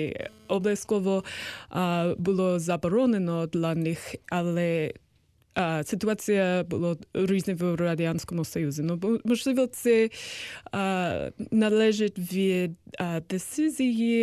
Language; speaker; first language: Ukrainian; non-native, learner; English